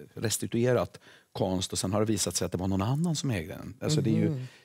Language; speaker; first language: Swedish; native; Swedish